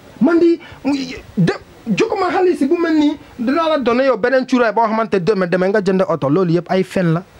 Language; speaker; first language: Wolof; non-native, learner; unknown